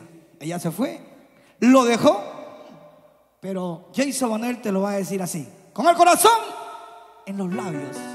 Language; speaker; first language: Spanish; native; Spanish